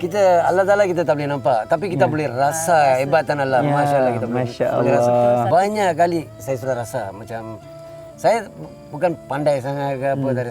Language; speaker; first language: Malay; non-native, local second language; Tamil